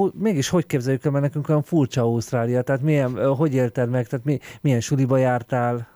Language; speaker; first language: Hungarian; native; Hungarian